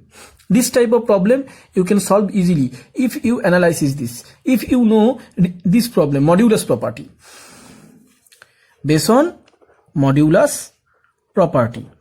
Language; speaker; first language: English; non-native, local second language; Bangla